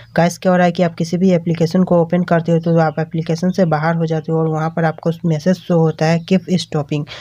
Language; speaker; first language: Hindi; native; Hindi